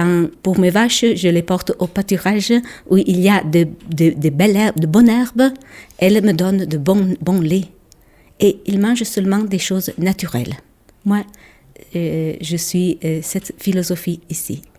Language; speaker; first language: French; non-native, local second language; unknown